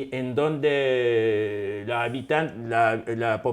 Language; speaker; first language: Spanish; non-native, fluent; Japanese